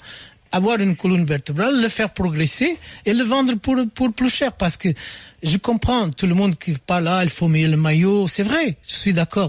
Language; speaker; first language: French; non-native, fluent; Portuguese